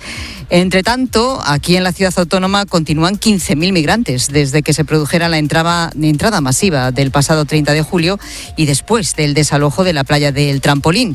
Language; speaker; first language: Spanish; native; Spanish